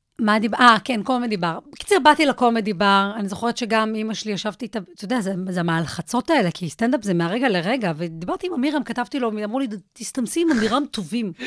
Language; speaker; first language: Hebrew; native; Hebrew